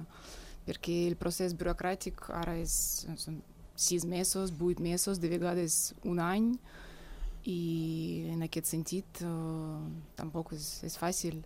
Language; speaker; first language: Catalan; non-native, fluent; Russian